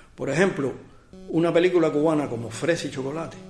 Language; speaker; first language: Spanish; native; Spanish